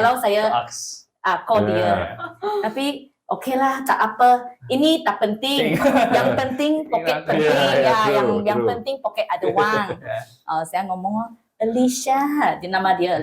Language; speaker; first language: Indonesian; non-native, learner; Malay